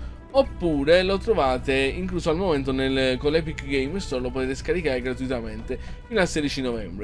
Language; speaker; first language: Italian; native; Italian